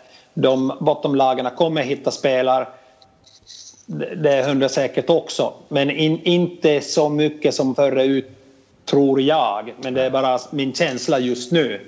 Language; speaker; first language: Swedish; non-native, fluent; Finnish